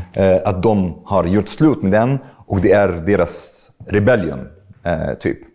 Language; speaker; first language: Swedish; non-native, fluent; Arabic